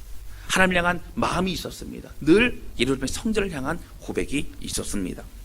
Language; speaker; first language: Korean; native; Korean